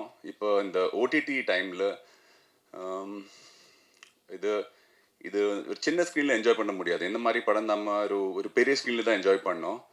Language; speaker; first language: Tamil; non-native, fluent; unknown